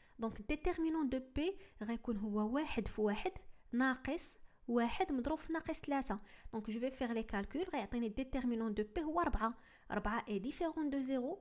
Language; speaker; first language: French; non-native, local second language; Arabic